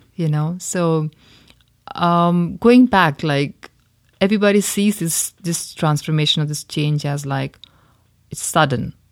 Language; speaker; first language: English; non-native, local second language; Hindi